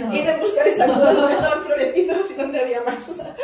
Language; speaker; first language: Spanish; native; Spanish